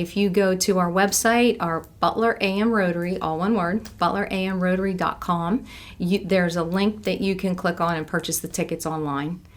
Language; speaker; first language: English; native; English